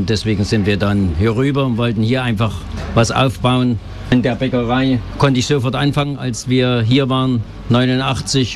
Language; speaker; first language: German; native; German